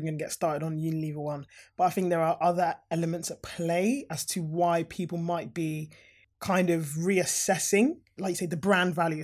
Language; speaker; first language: English; native; English